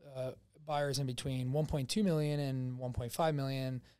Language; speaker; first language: English; native; English